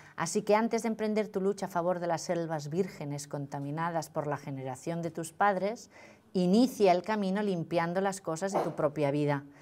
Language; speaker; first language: Spanish; non-native, local second language; Catalan